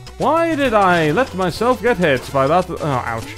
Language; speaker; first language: English; native; English